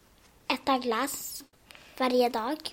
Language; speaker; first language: Swedish; early bilingual, other home language; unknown